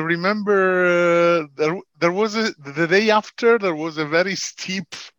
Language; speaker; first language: English; non-native, fluent; Italian